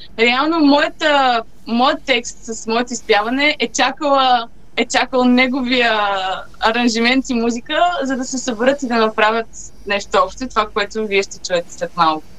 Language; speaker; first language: Bulgarian; native; Bulgarian